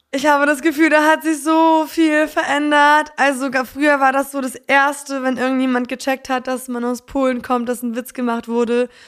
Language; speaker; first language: German; early bilingual, other home language; Polish